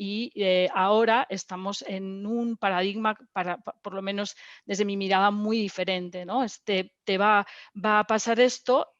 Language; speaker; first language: Spanish; native; Spanish